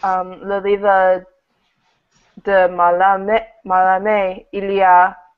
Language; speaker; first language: French; non-native, learner; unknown